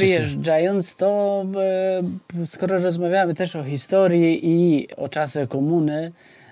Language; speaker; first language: Polish; non-native, fluent; Albanian